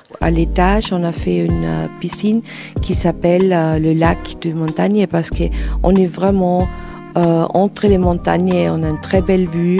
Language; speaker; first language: French; non-native, fluent; German